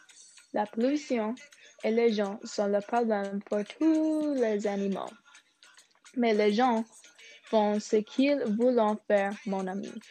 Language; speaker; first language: French; non-native, learner; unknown